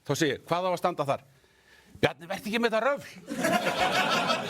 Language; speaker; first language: Icelandic; native; Icelandic